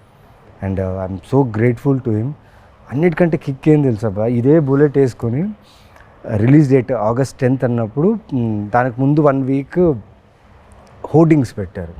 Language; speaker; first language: Telugu; native; Telugu